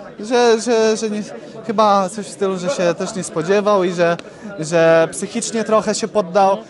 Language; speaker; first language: Polish; native; Polish